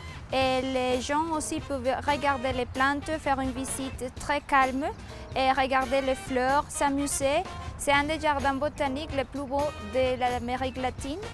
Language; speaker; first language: French; non-native, fluent; Spanish